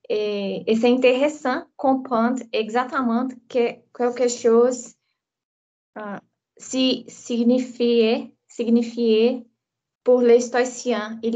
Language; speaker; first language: French; non-native, learner; Portuguese